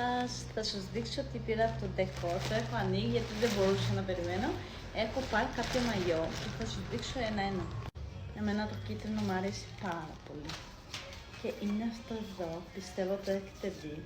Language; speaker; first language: Greek; non-native, fluent; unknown